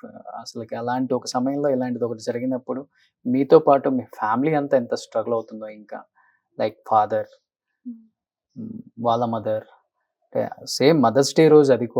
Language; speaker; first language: Telugu; native; Telugu